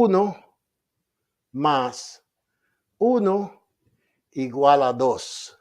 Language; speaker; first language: Spanish; native; Spanish